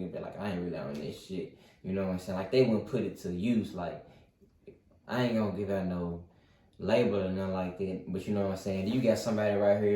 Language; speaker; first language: English; native; English